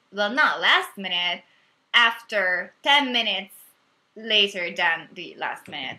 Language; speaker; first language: English; non-native, fluent; Hungarian